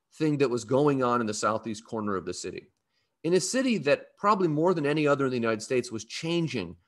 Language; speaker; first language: English; native; English